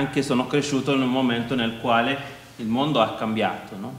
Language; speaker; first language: Italian; non-native, fluent; Maltese